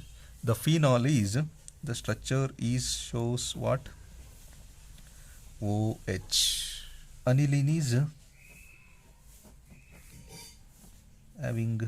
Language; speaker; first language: English; non-native, local second language; Kannada